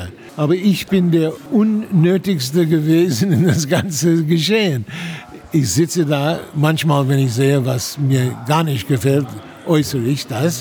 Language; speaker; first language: German; non-native, fluent; English